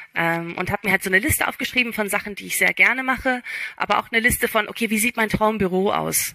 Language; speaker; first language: German; early bilingual, other home language; English